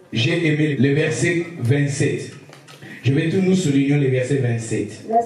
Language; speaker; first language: French; non-native, local second language; Lingala